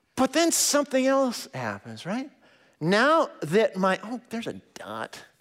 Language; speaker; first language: English; native; English